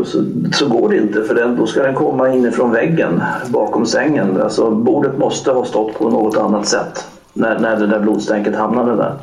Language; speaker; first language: Swedish; native; Swedish